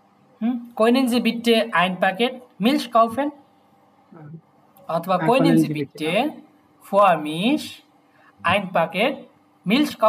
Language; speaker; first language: German; non-native, fluent; Bangla